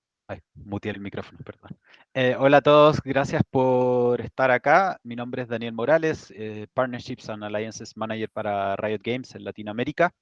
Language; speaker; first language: Spanish; native; Spanish